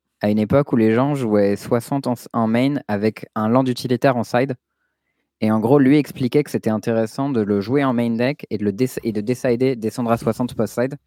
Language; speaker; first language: French; native; French